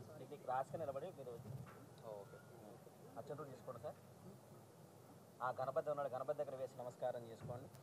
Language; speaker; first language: Telugu; native; Telugu